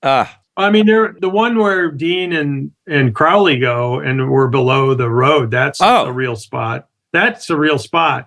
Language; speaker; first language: English; native; English